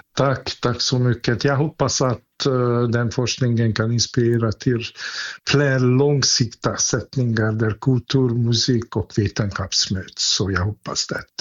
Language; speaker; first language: Swedish; non-native, fluent; Hungarian